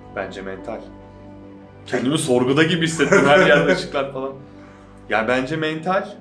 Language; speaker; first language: Turkish; native; Turkish